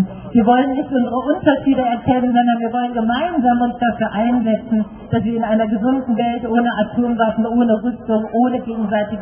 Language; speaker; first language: German; native; German